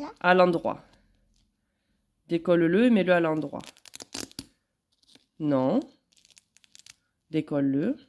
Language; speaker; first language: French; native; French